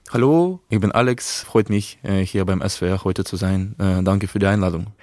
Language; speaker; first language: German; non-native, fluent; Russian